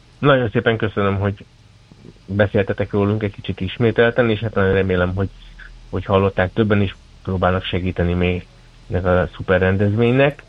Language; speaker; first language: Hungarian; native; Hungarian